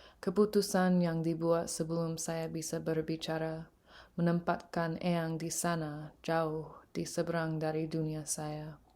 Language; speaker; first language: Indonesian; early bilingual, heritage; English